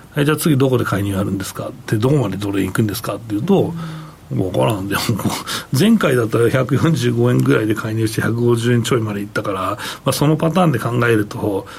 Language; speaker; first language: Japanese; native; Japanese